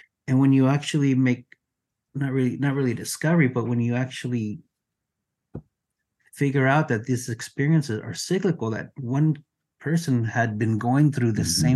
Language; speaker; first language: English; non-native, fluent; Spanish